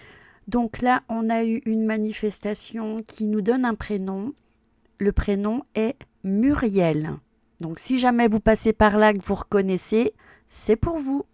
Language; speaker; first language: French; native; French